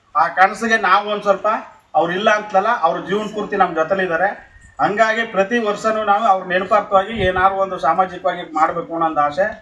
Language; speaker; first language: Kannada; native; Kannada